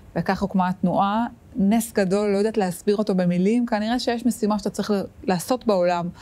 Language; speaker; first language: Hebrew; native; Hebrew